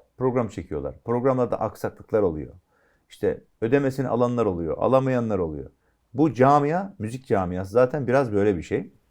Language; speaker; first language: Turkish; native; Turkish